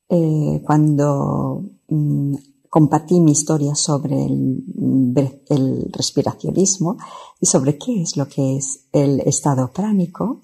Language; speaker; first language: Spanish; non-native, fluent; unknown